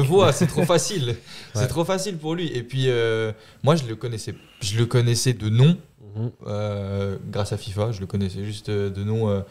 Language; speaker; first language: French; native; French